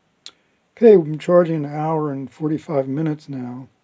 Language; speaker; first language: English; native; English